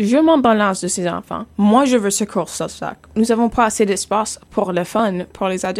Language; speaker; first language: French; non-native, local second language; English